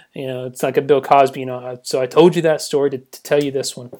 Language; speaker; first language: English; native; English